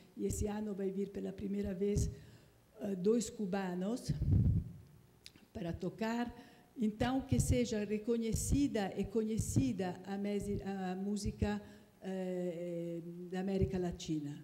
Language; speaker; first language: Portuguese; non-native, fluent; Italian